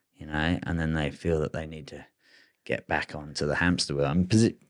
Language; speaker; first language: English; native; English